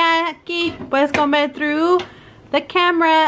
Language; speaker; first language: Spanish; early bilingual, heritage; Spanish